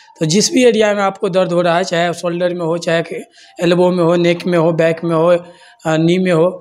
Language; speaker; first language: Hindi; native; Hindi